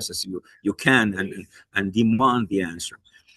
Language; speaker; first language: English; non-native, fluent; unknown